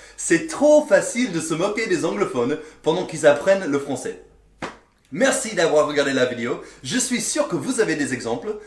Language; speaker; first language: French; non-native, fluent; English